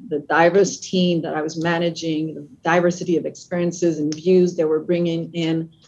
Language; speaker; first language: English; non-native, fluent; French